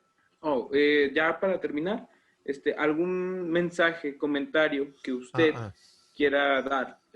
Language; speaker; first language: Spanish; native; Spanish